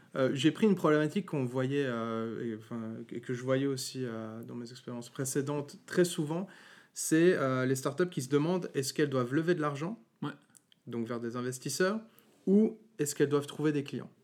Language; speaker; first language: French; native; French